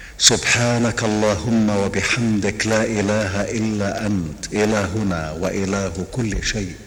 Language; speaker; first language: Arabic; non-native, fluent; Indonesian